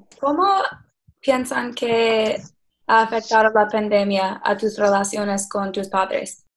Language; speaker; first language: Spanish; early bilingual, other home language; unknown